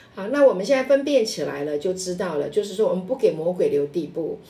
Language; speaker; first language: Chinese; non-native, local second language; Min Nan Chinese